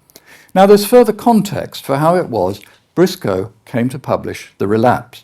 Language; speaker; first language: English; native; English